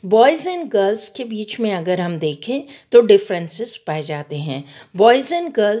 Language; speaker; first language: Hindi; native; Hindi